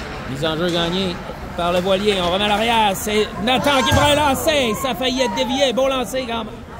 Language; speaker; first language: French; native; French